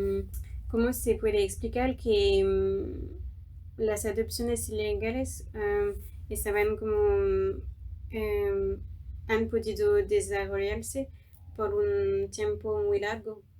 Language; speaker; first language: Spanish; non-native, fluent; French